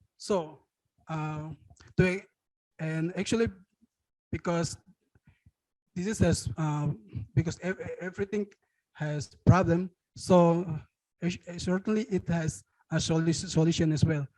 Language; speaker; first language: English; non-native, learner; Indonesian